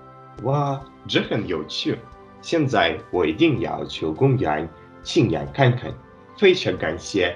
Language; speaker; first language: Chinese; non-native, learner; Russian